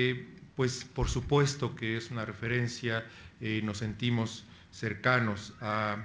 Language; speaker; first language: Spanish; native; Spanish